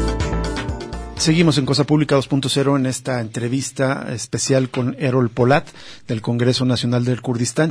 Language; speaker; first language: Spanish; native; Spanish